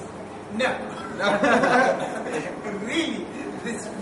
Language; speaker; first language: English; non-native, learner; Arabic